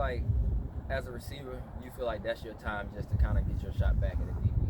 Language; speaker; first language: English; native; English